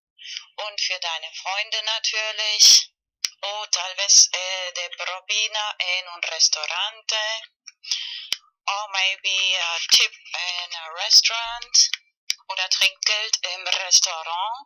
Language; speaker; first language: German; non-native, learner; Spanish